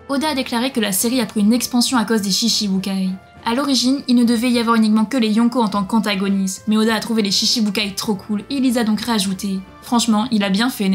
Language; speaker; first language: French; native; French